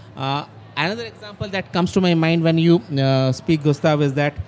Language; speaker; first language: English; non-native, local second language; Bangla